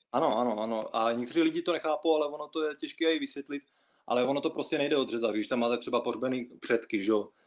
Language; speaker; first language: Czech; early bilingual, other home language; Russian